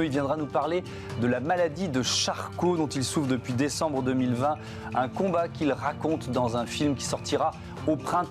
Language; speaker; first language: French; native; French